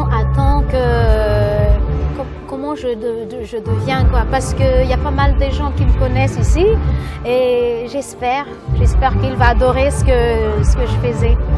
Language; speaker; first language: French; non-native, local second language; Malagasy